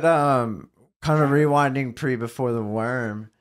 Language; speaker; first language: English; native; English